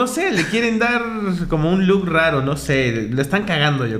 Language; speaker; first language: Spanish; native; Spanish